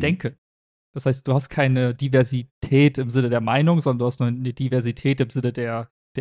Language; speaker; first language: German; native; German